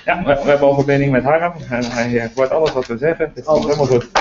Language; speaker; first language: Dutch; native; Dutch